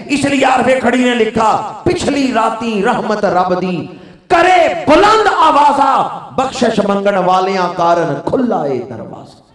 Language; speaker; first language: Urdu; non-native, local second language; Punjabi